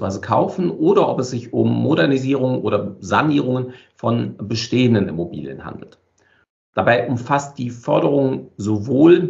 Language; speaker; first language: German; native; German